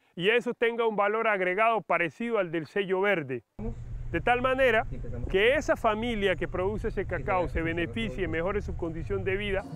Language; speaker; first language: Spanish; native; Spanish